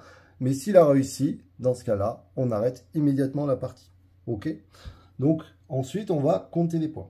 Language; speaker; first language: French; native; French